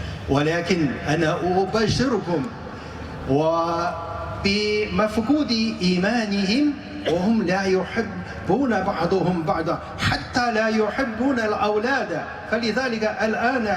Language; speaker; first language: Arabic; non-native, fluent; Chinese